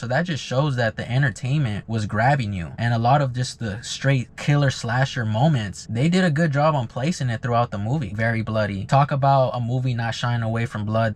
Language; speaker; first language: English; native; English